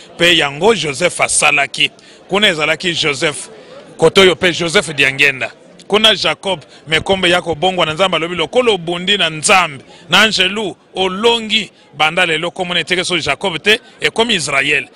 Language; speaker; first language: Lingala; native; Lingala